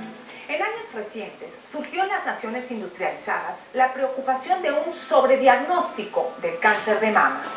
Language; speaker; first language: Spanish; native; Spanish